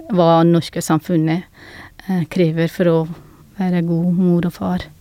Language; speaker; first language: Norwegian; non-native, fluent; Urdu